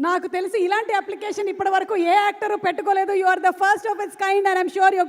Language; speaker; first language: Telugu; native; Telugu